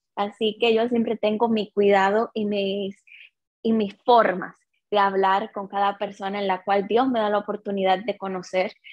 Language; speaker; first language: Spanish; native; Spanish